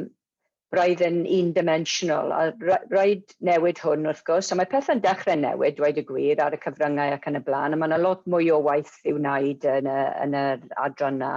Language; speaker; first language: Welsh; non-native, local second language; English